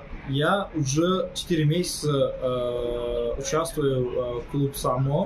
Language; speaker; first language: Russian; non-native, fluent; Turkmen